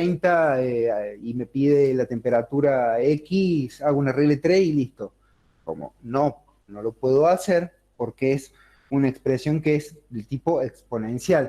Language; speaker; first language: Spanish; native; Spanish